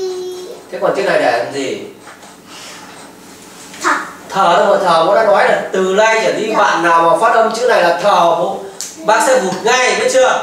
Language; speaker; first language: Vietnamese; native; Vietnamese